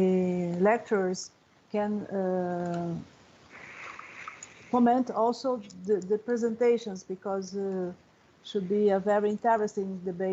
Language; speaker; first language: English; non-native, learner; Portuguese